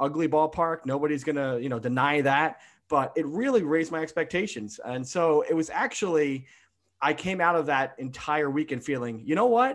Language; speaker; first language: English; native; English